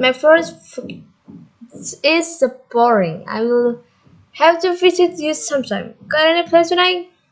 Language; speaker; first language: English; non-native, learner; Indonesian